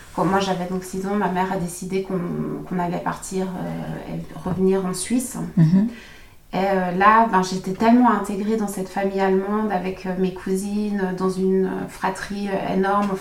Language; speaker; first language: French; native; French